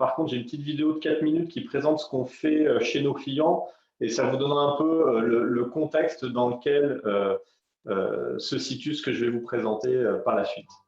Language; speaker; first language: French; native; French